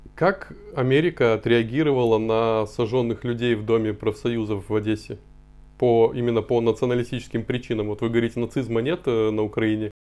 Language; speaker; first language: Russian; native; Russian